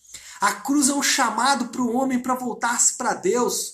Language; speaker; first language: Portuguese; native; Portuguese